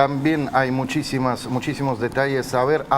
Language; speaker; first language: Spanish; non-native, fluent; Russian